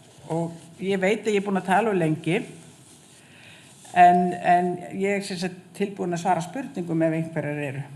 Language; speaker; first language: Icelandic; native; Icelandic